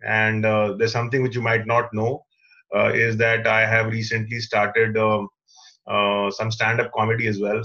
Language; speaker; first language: English; non-native, local second language; Hindi